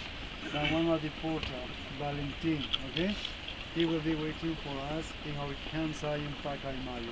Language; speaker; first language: English; non-native, learner; Spanish